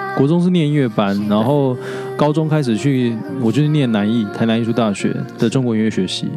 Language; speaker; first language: Chinese; native; Chinese